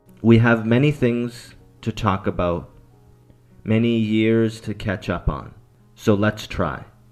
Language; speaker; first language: English; native; English